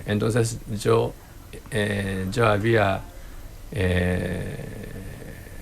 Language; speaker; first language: Spanish; non-native, learner; Japanese